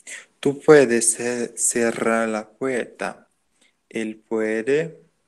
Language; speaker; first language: Spanish; non-native, learner; Portuguese